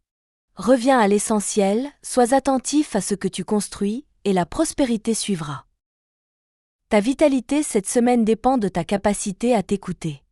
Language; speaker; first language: French; native; French